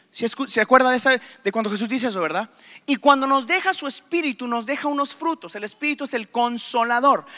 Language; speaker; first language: Spanish; native; Spanish